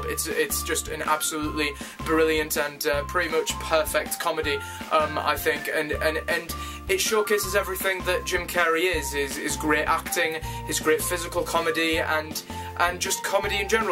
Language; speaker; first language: English; native; English